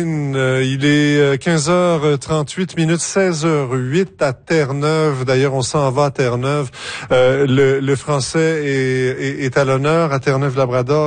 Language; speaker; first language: French; native; French